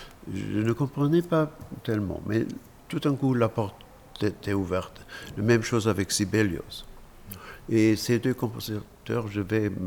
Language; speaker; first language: French; non-native, fluent; German